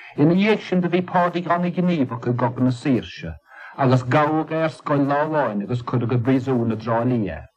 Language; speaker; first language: Irish; native; Irish